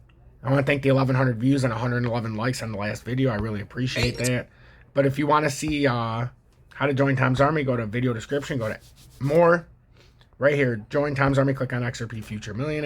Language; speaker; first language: English; native; English